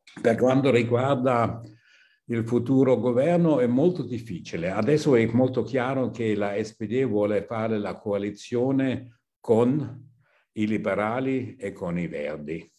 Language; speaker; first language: Italian; non-native, fluent; German